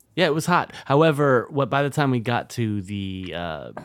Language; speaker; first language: English; early bilingual, other home language; French